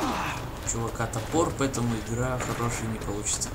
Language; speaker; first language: Russian; native; Russian